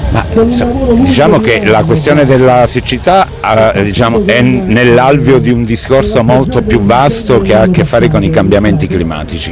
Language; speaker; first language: Italian; native; Italian